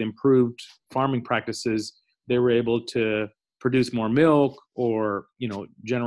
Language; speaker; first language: English; native; English